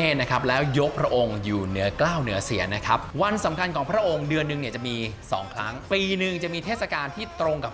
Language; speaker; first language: Thai; native; Thai